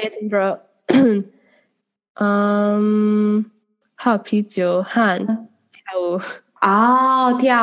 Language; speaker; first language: Chinese; non-native, learner; English